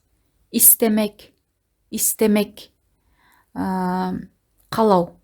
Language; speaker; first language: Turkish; non-native, fluent; Kazakh